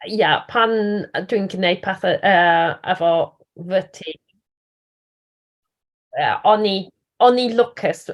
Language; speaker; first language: Welsh; non-native, learner; English